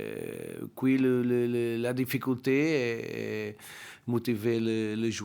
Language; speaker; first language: French; non-native, learner; Portuguese